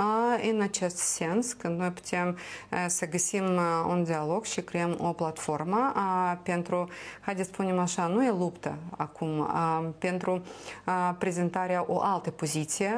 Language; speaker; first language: Romanian; non-native, local second language; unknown